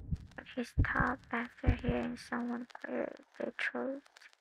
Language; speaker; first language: English; non-native, learner; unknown